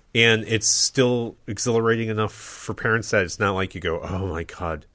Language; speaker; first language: English; native; English